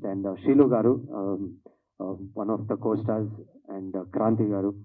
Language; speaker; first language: Telugu; non-native, learner; Kannada